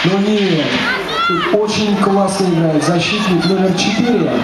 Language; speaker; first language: Russian; native; Russian